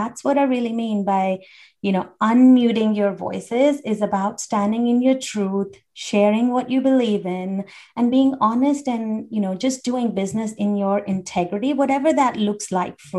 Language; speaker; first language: English; non-native, local second language; Hindi